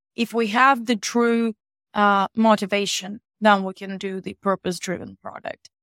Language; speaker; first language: English; non-native, fluent; Ukrainian